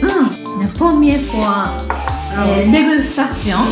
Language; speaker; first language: French; non-native, learner; Japanese